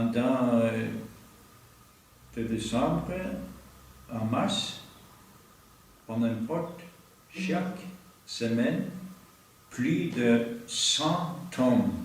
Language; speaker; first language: French; non-native, fluent; Norwegian